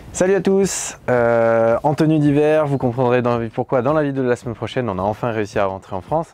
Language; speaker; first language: French; native; French